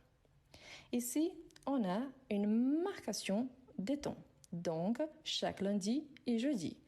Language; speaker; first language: French; non-native, fluent; Arabic